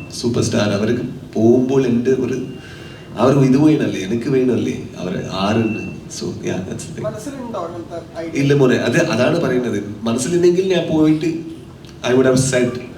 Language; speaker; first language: Malayalam; non-native, local second language; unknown